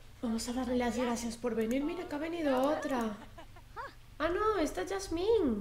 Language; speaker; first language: Spanish; native; Spanish